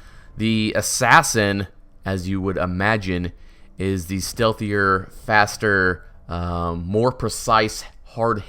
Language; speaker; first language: English; native; English